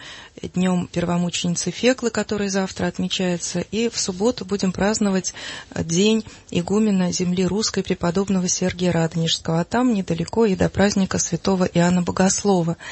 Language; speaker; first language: Russian; native; Russian